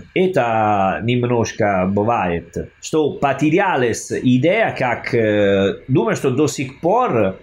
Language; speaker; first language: Russian; non-native, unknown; Italian